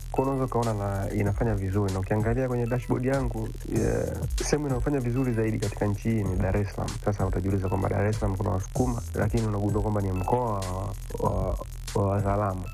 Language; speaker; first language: Swahili; native; Swahili